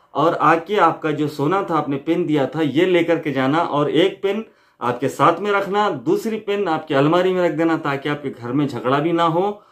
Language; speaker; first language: Hindi; native; Hindi